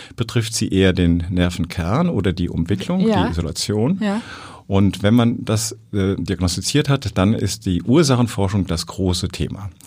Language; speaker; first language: German; native; German